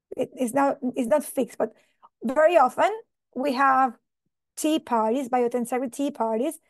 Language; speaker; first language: English; non-native, fluent; Spanish